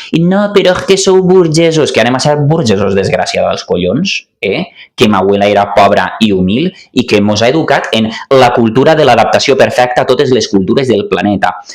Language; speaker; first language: Catalan; native; Catalan